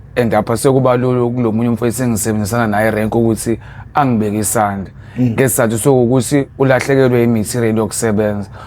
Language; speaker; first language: Zulu; native; Zulu